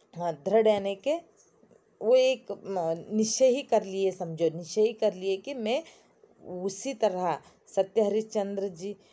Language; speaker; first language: Hindi; non-native, local second language; Kannada